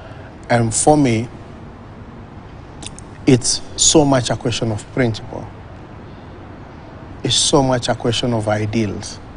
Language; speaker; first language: English; non-native, local second language; Swahili